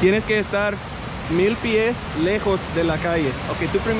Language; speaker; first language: Spanish; non-native, learner; English